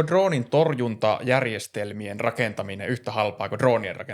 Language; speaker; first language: Finnish; native; Finnish